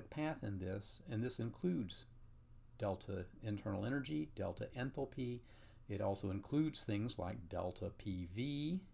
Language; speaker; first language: English; native; English